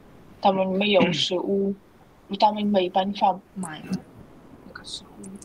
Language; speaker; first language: Chinese; non-native, learner; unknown